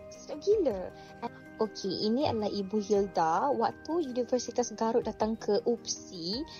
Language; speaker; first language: Malay; native; Malay